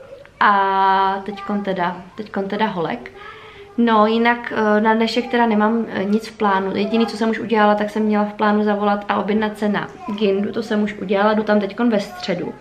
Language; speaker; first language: Czech; native; Czech